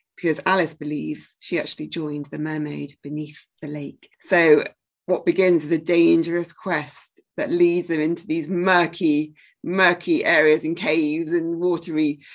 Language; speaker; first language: English; native; English